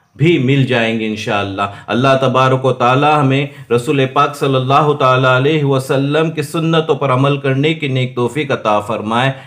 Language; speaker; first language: Urdu; non-native, local second language; Punjabi